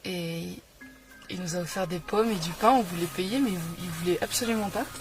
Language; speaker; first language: French; native; French